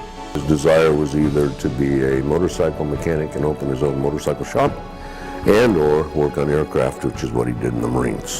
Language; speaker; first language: English; native; English